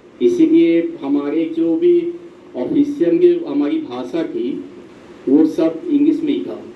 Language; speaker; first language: Hindi; native; Hindi